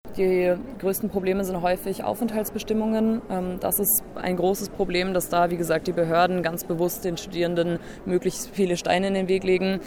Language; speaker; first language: German; native; German